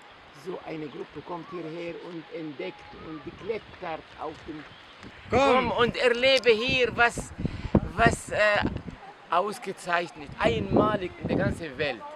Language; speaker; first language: German; non-native, fluent; Arabic